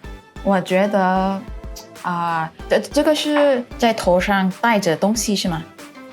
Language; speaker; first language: Chinese; non-native, fluent; Thai